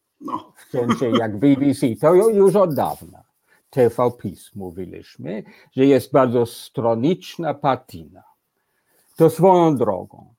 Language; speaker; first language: Polish; non-native, fluent; English